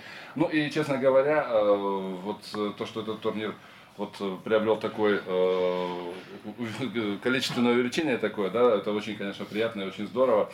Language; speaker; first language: Russian; native; Russian